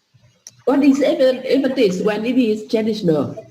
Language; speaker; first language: English; non-native, fluent; Vietnamese